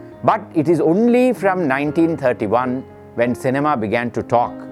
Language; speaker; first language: English; non-native, local second language; Tamil